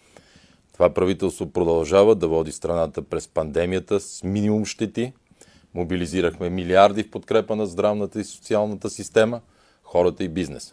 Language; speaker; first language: Bulgarian; native; Bulgarian